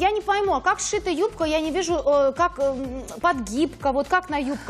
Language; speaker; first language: Russian; native; Russian